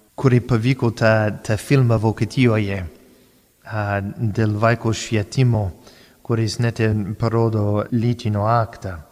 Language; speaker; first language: Lithuanian; non-native, fluent; English